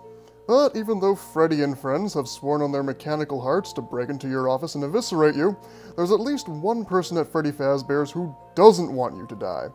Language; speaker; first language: English; native; English